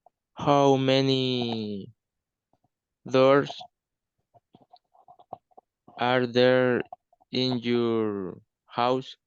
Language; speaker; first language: English; non-native, learner; Spanish